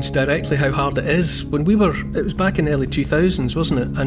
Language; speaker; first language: English; native; English